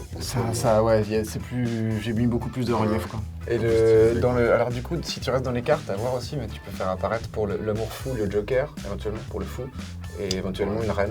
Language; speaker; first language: French; native; French